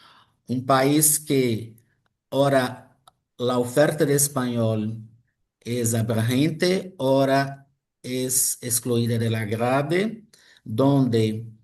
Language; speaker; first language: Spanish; non-native, fluent; Portuguese